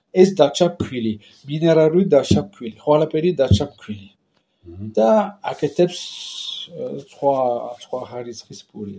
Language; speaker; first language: Georgian; non-native, learner; French